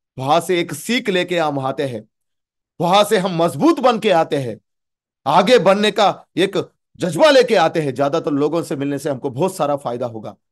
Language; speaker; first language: Hindi; non-native, local second language; Telugu